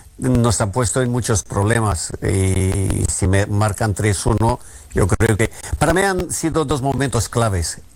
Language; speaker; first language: Spanish; non-native, fluent; Romanian